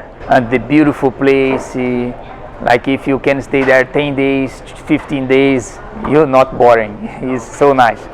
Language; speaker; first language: English; non-native, learner; Portuguese